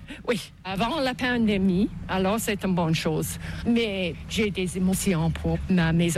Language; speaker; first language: French; non-native, local second language; English